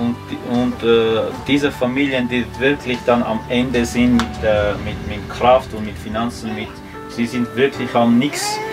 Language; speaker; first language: German; early bilingual, other home language; Armenian